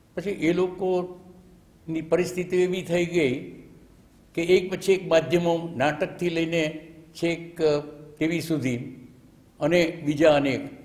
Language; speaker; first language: Gujarati; native; Gujarati